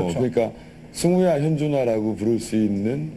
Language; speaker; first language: Korean; native; Korean